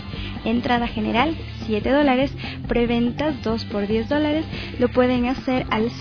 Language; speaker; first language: Spanish; native; Spanish